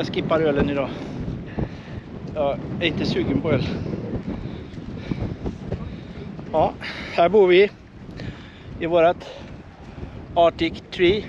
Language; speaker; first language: Swedish; native; Swedish